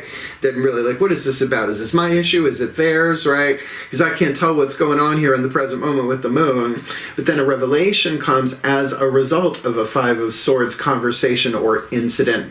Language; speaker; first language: English; native; English